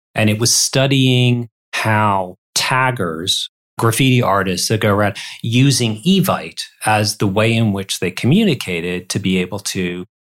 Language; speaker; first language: English; native; English